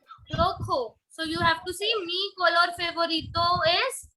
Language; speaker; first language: Spanish; non-native, learner; Hindi